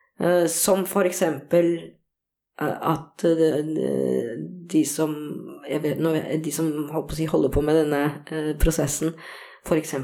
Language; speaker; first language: Norwegian; early bilingual, other home language; Korean